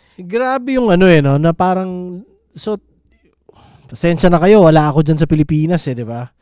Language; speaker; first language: Filipino; native; Filipino